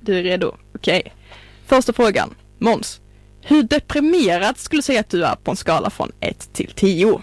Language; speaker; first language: Swedish; native; Swedish